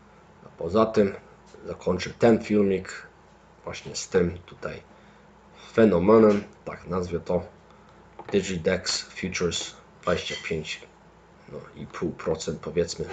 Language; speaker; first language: Polish; early bilingual, heritage; Polish